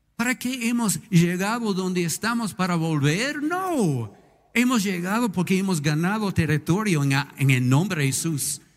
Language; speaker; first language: Spanish; non-native, fluent; English